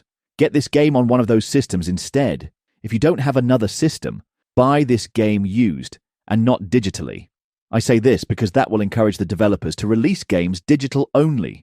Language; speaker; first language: English; native; English